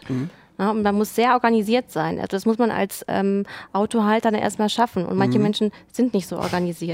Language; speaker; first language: German; native; German